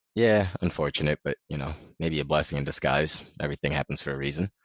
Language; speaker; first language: English; early bilingual, other home language; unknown